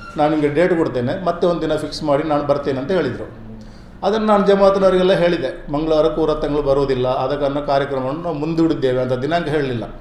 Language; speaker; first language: Kannada; non-native, local second language; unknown